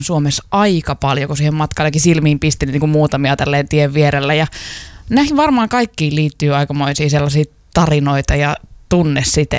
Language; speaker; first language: Finnish; native; Finnish